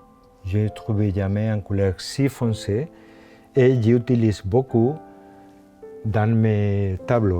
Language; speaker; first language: French; non-native, fluent; Spanish